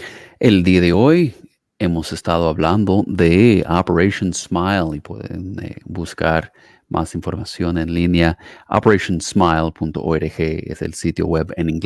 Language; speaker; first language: Spanish; non-native, fluent; English